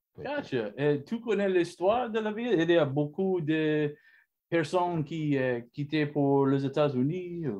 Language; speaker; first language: French; non-native, learner; English